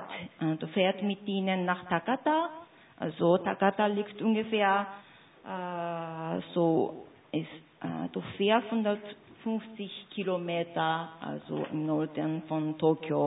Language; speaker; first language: German; non-native, fluent; Japanese